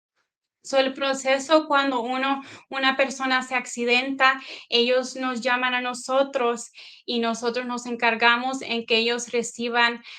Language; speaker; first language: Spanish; early bilingual, heritage; Spanish